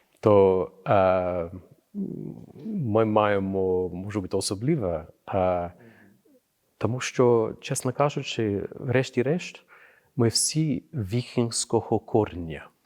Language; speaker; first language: Ukrainian; non-native, fluent; English